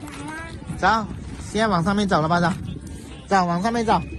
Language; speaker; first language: Chinese; native; Chinese